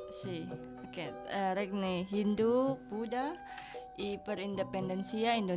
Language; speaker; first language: Catalan; non-native, learner; Indonesian